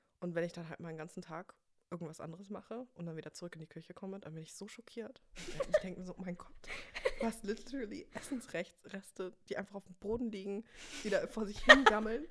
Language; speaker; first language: German; early bilingual, other home language; English